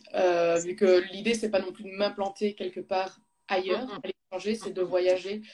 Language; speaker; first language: French; native; French